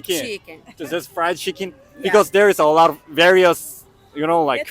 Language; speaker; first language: English; non-native, learner; Korean